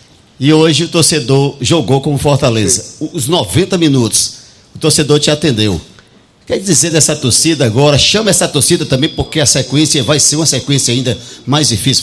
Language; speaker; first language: Portuguese; native; Portuguese